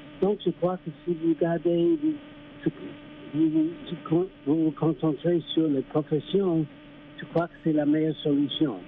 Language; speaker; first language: French; non-native, fluent; English